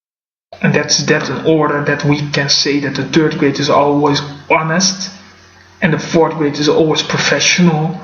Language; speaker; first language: English; non-native, fluent; Dutch